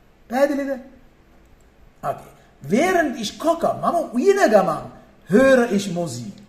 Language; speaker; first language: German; non-native, fluent; Sinhala